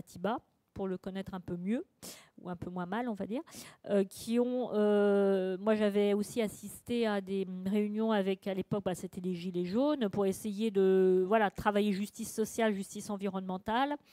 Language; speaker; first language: French; native; French